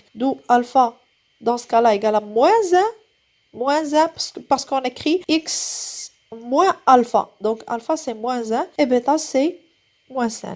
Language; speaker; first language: French; non-native, local second language; Arabic